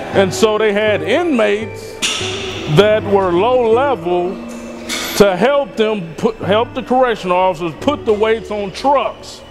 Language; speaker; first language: English; native; English